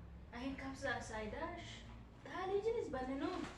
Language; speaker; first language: Arabic; non-native, learner; Oromo